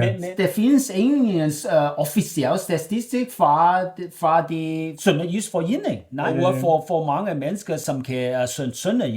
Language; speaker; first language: Danish; non-native, learner; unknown